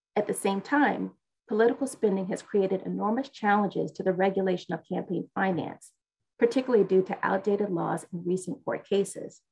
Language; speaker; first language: English; native; English